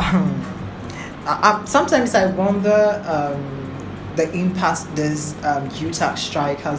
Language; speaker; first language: English; non-native, local second language; Akan